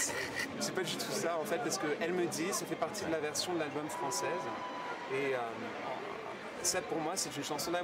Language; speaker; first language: French; non-native, fluent; English